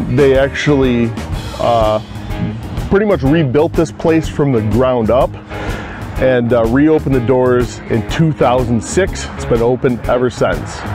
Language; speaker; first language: English; native; English